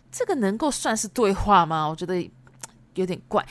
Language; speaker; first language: Chinese; early bilingual, other home language; Japanese